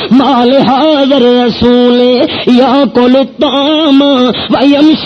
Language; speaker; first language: Urdu; non-native, local second language; Pashto